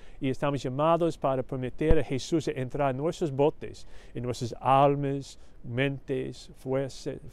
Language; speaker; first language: Spanish; non-native, learner; English